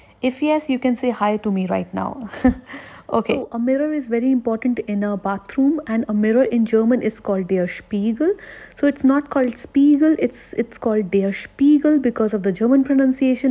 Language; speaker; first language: English; non-native, local second language; Hindi